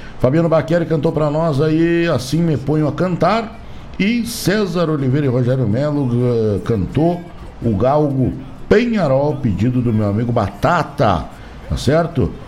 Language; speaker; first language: Portuguese; native; Portuguese